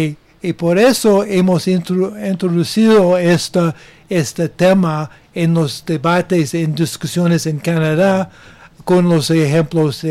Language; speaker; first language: Spanish; non-native, learner; English